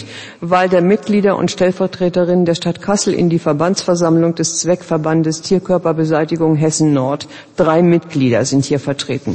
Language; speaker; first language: German; native; German